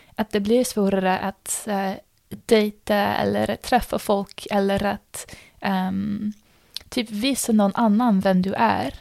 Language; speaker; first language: Swedish; non-native, fluent; English